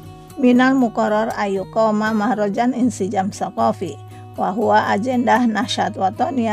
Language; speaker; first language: Arabic; non-native, fluent; Indonesian